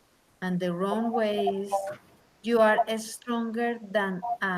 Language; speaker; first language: English; non-native, learner; Spanish